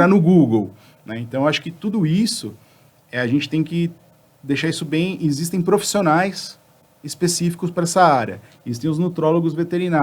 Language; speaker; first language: Portuguese; native; Portuguese